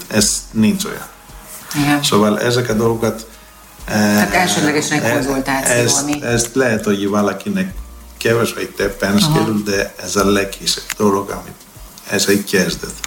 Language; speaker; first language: Hungarian; non-native, learner; Greek